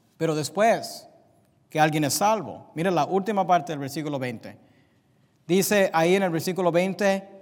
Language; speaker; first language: Spanish; early bilingual, heritage; English